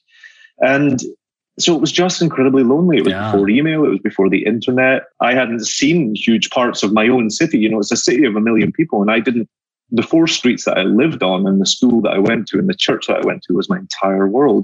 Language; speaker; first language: English; native; English